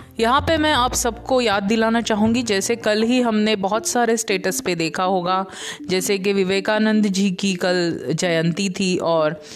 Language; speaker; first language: Hindi; non-native, local second language; Marathi